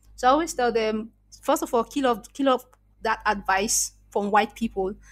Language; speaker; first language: English; non-native, local second language; Igbo